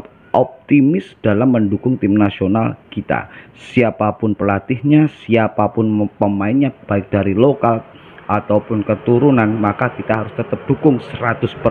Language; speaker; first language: Indonesian; native; Indonesian